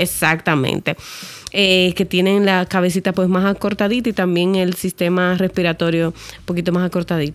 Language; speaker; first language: Spanish; native; Spanish